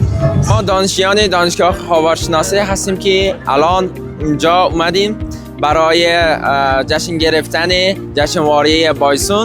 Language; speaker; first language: Persian; non-native, learner; Uzbek